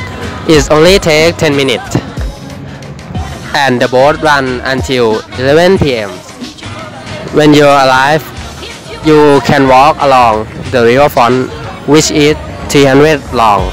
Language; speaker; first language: English; non-native, learner; Thai